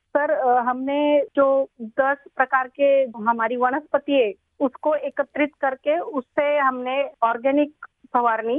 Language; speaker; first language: Hindi; non-native, local second language; Marathi